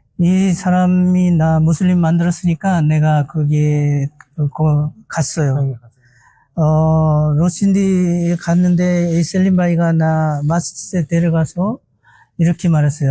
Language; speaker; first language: Korean; non-native, learner; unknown